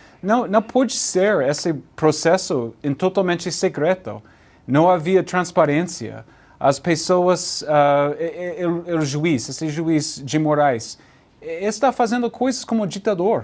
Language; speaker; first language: Portuguese; non-native, learner; English